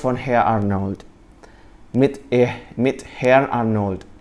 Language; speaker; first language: German; non-native, learner; Indonesian